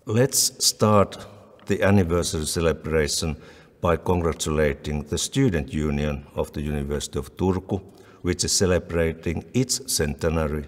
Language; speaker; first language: English; non-native, fluent; Finnish